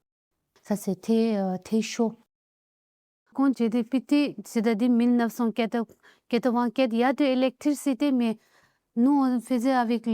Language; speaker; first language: French; non-native, learner; Tibetan